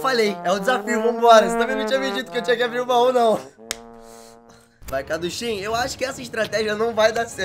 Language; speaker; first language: Portuguese; native; Portuguese